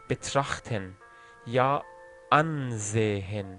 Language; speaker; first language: German; non-native, fluent; Persian